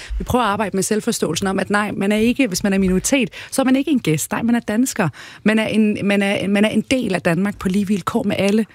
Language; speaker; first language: Danish; early bilingual, other home language; Arabic